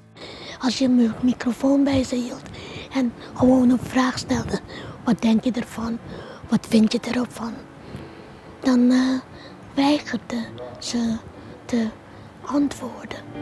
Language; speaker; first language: Dutch; non-native, local second language; Papiamento